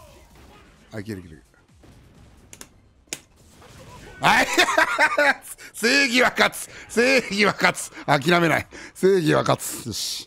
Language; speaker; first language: Japanese; native; Japanese